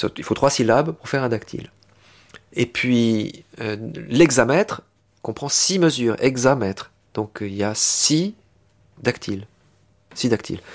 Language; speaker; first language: French; native; French